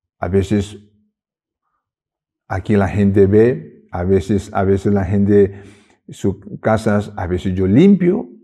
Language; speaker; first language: Spanish; non-native, learner; Tibetan